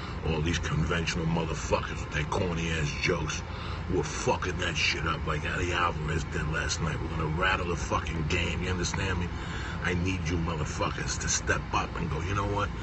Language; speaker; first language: English; early bilingual, other home language; Spanish